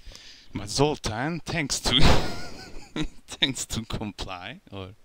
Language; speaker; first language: English; non-native, learner; Hungarian